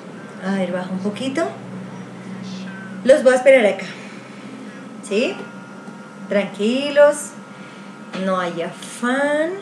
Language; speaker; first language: Spanish; native; Spanish